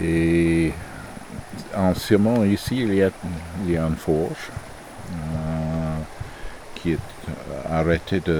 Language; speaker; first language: French; non-native, learner; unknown